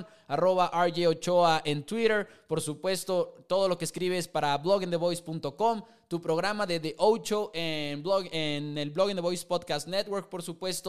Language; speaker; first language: Spanish; native; Spanish